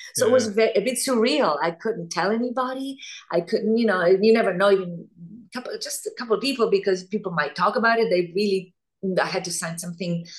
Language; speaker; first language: English; non-native, fluent; Italian